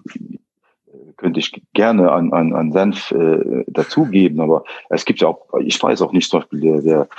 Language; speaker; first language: German; non-native, local second language; Luxembourgish